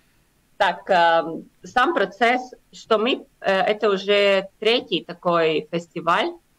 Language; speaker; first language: Russian; non-native, local second language; Latvian